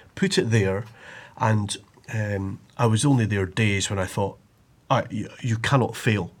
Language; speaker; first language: English; native; English